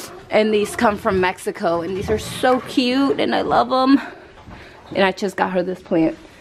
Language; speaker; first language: English; early bilingual, other home language; Spanish